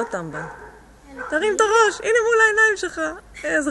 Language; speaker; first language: Hebrew; native; Hebrew